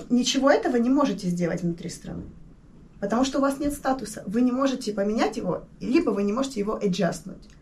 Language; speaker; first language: Russian; native; Russian